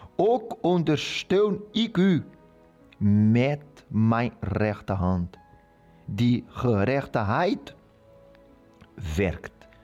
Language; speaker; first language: Dutch; non-native, learner; Portuguese